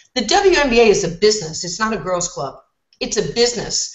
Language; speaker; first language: English; native; English